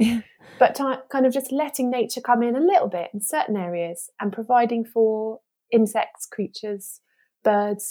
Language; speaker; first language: English; native; English